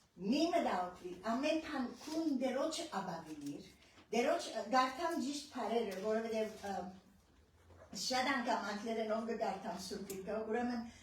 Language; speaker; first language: Armenian; early bilingual, heritage; Armenian